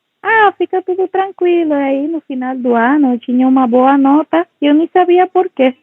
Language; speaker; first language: Portuguese; non-native, local second language; Spanish